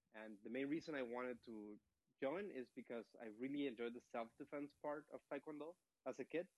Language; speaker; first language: English; non-native, fluent; Spanish